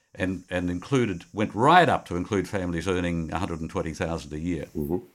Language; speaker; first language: English; native; English